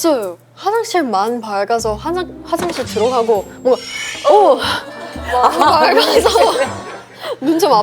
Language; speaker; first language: Korean; early bilingual, heritage; English